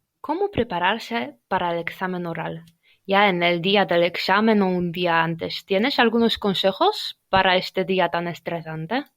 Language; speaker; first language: Spanish; non-native, fluent; Polish